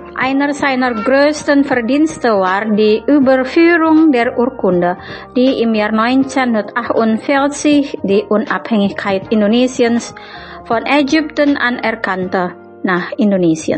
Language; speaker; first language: German; non-native, fluent; Indonesian